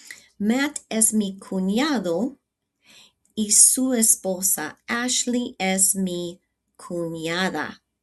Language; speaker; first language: Spanish; non-native, fluent; English